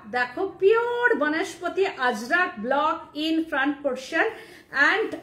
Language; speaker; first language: Hindi; non-native, local second language; Bangla